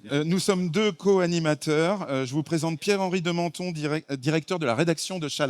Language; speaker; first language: French; native; French